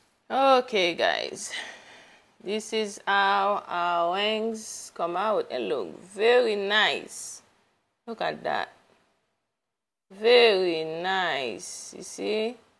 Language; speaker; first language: English; non-native, fluent; Haitian Creole